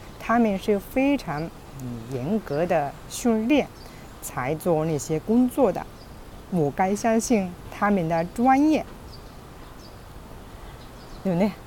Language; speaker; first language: Chinese; non-native, fluent; Japanese